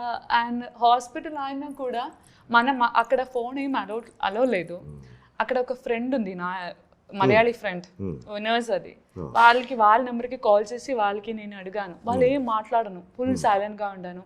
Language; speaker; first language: Telugu; non-native, learner; Malayalam